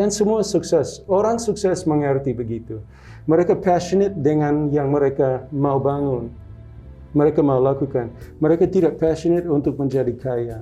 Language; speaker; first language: Indonesian; non-native, local second language; English